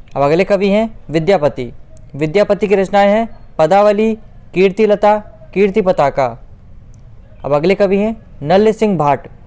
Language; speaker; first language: Hindi; native; Hindi